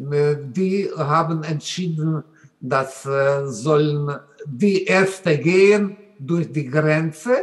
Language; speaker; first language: German; non-native, learner; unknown